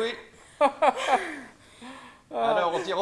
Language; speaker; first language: French; native; French